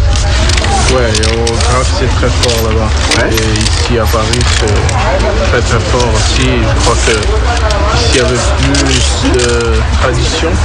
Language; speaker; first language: French; non-native, fluent; Portuguese